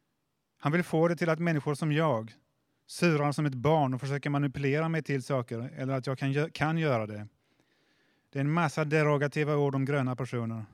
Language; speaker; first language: Swedish; native; Swedish